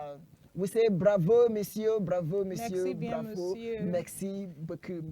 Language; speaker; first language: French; non-native, learner; Yoruba